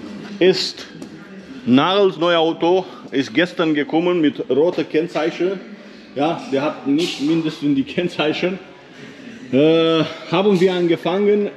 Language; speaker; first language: German; non-native, fluent; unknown